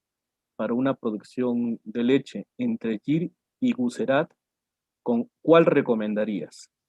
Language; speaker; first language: Spanish; native; Spanish